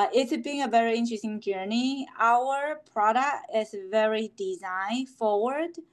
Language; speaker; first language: English; non-native, fluent; Chinese